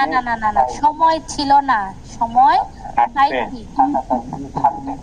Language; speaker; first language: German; non-native, fluent; Bangla